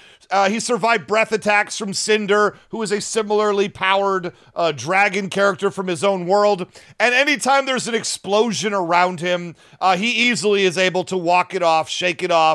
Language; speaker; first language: English; native; English